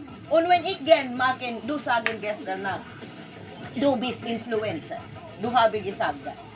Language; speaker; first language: German; non-native, learner; Filipino